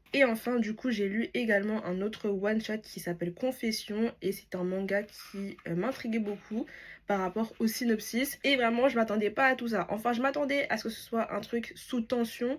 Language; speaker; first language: French; native; French